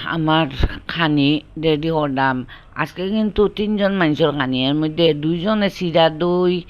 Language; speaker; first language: Bangla; non-native, local second language; Sylheti